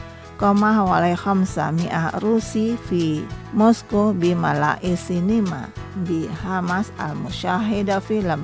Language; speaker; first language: Arabic; non-native, fluent; Indonesian